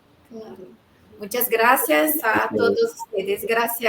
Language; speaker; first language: Spanish; non-native, fluent; Portuguese